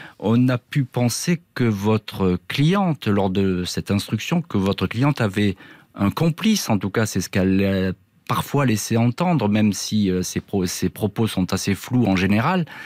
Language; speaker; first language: French; native; French